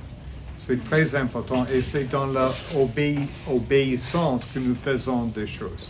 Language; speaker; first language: French; non-native, fluent; English